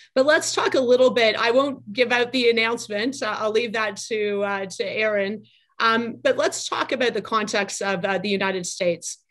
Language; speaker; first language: English; native; English